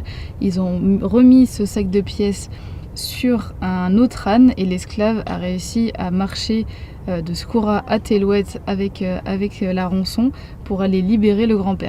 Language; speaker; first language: French; native; French